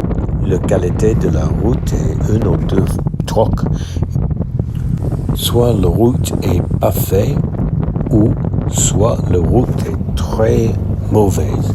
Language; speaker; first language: French; non-native, learner; English